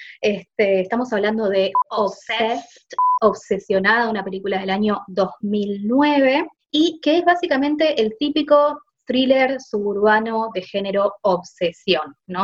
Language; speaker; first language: Spanish; native; Spanish